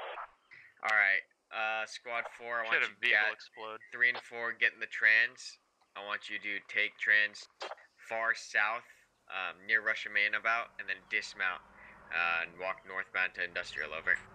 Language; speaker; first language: English; native; English